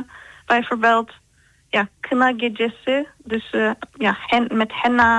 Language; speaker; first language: Dutch; non-native, fluent; Turkish